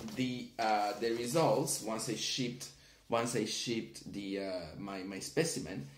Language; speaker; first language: English; non-native, fluent; Italian